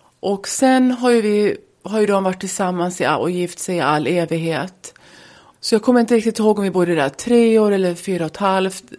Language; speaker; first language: Swedish; native; Swedish